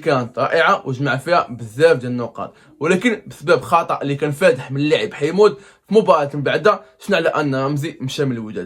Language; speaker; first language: Arabic; native; Arabic